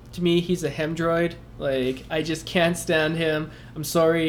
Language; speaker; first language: English; native; English